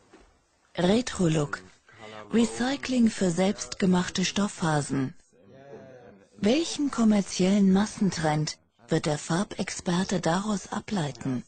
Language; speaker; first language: German; native; German